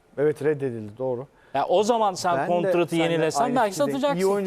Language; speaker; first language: Turkish; native; Turkish